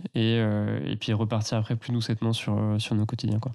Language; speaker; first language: French; native; French